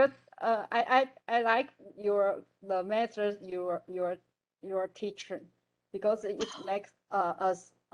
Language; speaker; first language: English; non-native, learner; Chinese